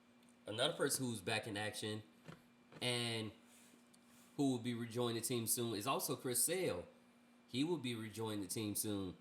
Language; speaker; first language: English; native; English